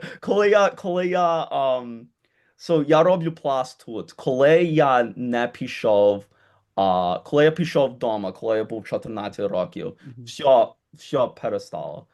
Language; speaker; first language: Ukrainian; early bilingual, heritage; Ukrainian